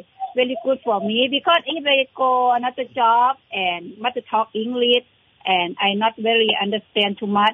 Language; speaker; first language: English; non-native, learner; Thai